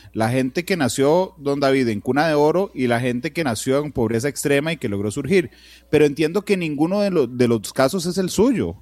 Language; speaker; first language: Spanish; native; Spanish